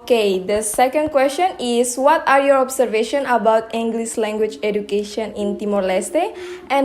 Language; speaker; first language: English; non-native, learner; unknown